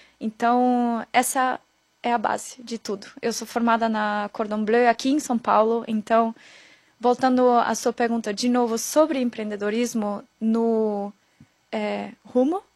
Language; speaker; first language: Portuguese; non-native, fluent; German